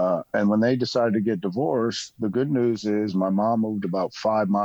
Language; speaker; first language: English; native; English